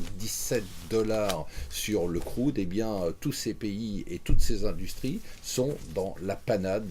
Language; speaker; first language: French; native; French